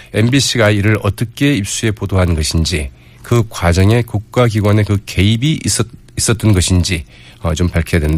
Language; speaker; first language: Korean; native; Korean